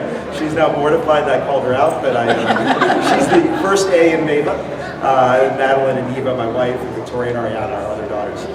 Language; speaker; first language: English; native; English